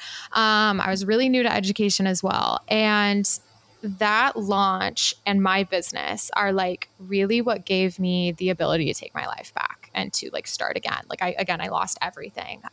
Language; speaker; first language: English; native; English